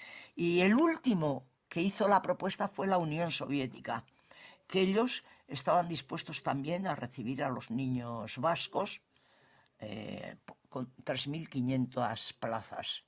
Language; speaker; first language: Spanish; native; Spanish